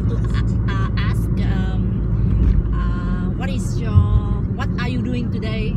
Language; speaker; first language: English; non-native, learner; Vietnamese